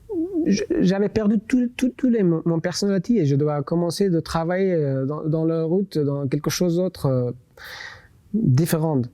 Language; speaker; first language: French; non-native, local second language; Persian